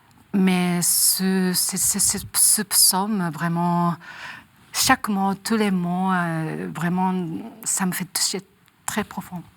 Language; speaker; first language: French; non-native, learner; Japanese